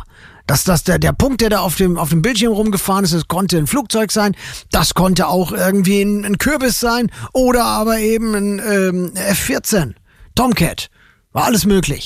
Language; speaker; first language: German; native; German